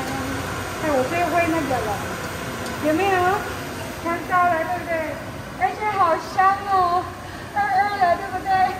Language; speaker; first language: Chinese; non-native, fluent; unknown